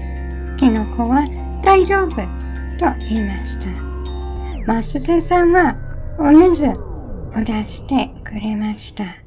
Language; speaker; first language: Japanese; non-native, learner; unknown